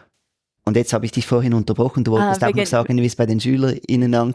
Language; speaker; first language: German; native; German